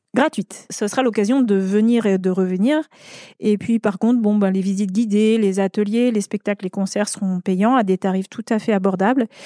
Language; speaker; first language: French; native; French